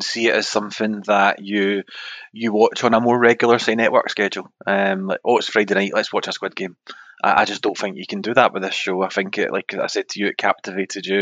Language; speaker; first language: English; native; English